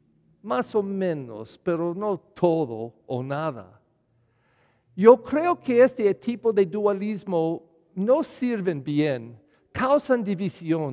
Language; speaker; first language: Spanish; non-native, learner; English